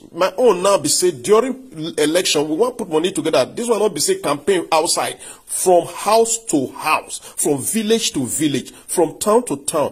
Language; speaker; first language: Nigerian Pidgin; non-native, local second language; Yoruba